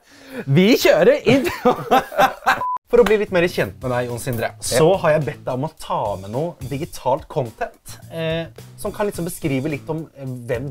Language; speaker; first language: Norwegian; native; Norwegian